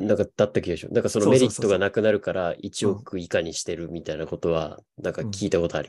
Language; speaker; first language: Japanese; native; Japanese